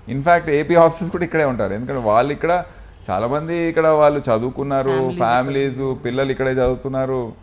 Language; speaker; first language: Telugu; native; Telugu